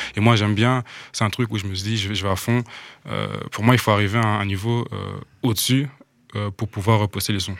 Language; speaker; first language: French; non-native, local second language; Rundi